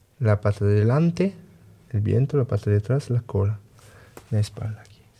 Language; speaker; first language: Spanish; non-native, learner; French